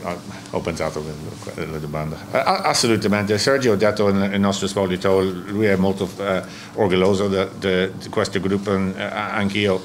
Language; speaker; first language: Italian; non-native, learner; English